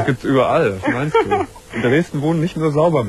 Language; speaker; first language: German; native; German